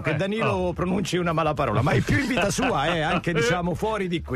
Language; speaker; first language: Italian; native; Italian